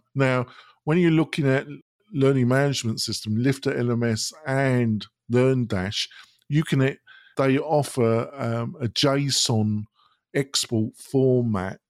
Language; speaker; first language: English; native; English